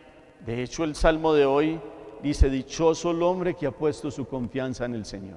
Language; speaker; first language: Spanish; native; Spanish